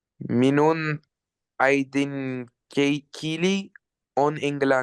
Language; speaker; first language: Finnish; non-native, learner; Uzbek